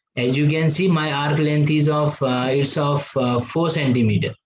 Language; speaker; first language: English; non-native, local second language; Nepali